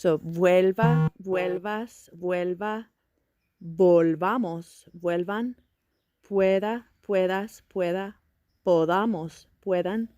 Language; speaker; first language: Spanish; non-native, fluent; English